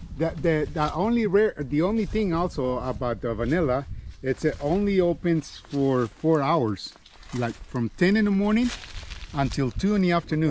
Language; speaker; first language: English; non-native, fluent; Spanish